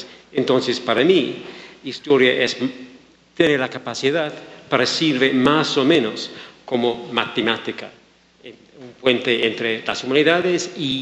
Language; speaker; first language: Spanish; non-native, fluent; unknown